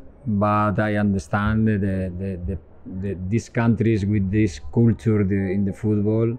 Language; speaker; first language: English; non-native, learner; Spanish